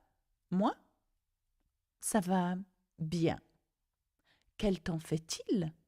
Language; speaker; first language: French; non-native, fluent; English